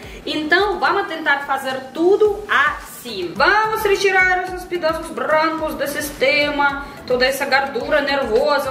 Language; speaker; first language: Portuguese; non-native, fluent; Russian